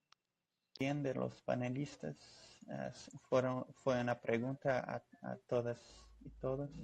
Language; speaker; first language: Spanish; non-native, fluent; Portuguese